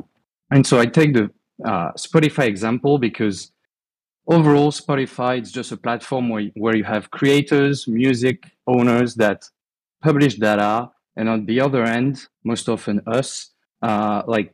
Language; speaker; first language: English; non-native, fluent; French